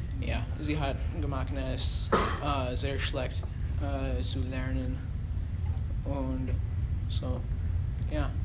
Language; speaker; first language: German; non-native, learner; English